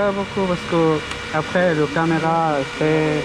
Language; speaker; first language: French; non-native, learner; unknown